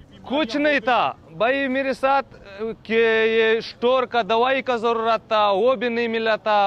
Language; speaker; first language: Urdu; non-native, learner; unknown